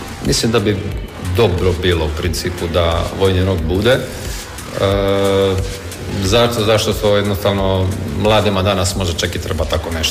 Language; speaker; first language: Serbian; native; Serbian